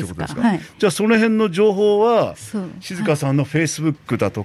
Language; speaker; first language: Japanese; native; Japanese